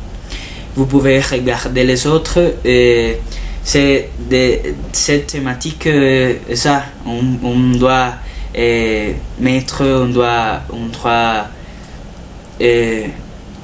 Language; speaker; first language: French; non-native, learner; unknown